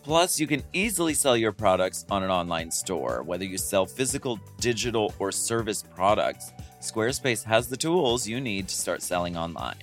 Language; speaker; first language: English; native; English